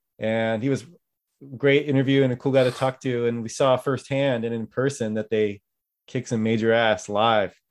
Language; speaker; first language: English; native; English